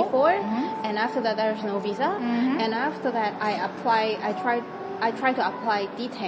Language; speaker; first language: English; non-native, fluent; Cantonese